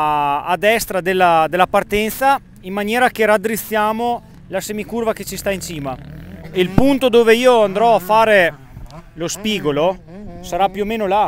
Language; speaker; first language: Italian; native; Italian